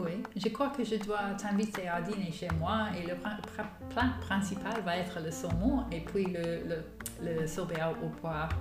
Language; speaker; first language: French; non-native, fluent; English